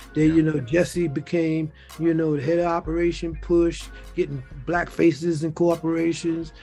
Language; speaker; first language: English; native; English